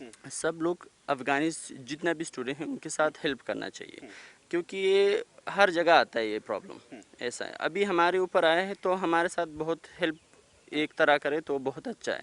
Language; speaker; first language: Hindi; non-native, fluent; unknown